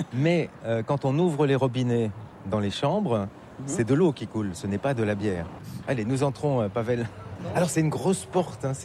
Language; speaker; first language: French; native; French